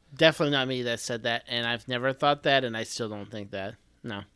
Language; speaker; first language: English; native; English